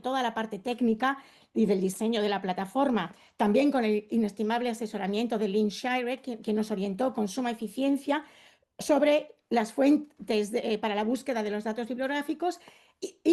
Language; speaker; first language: Spanish; native; Spanish